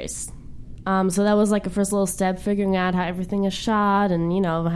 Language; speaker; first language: English; non-native, fluent; German